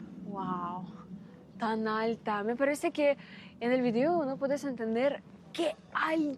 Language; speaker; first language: Spanish; non-native, fluent; Russian